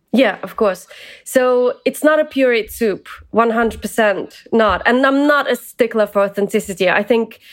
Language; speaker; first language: English; early bilingual, other home language; Ukrainian